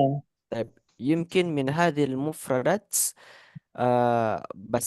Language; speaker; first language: Arabic; non-native, fluent; Indonesian